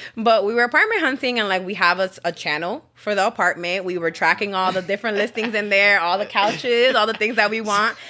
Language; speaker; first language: English; native; English